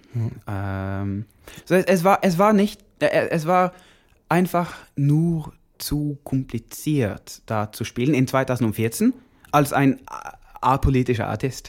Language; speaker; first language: German; non-native, learner; Norwegian